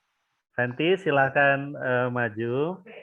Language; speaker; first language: Indonesian; native; Indonesian